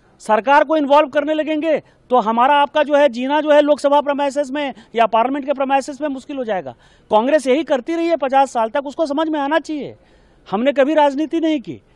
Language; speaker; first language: Hindi; native; Hindi